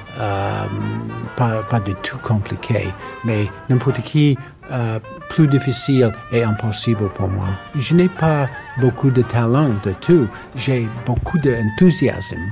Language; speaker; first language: French; non-native, learner; English